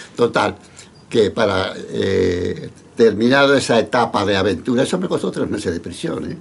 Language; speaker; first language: Spanish; native; Spanish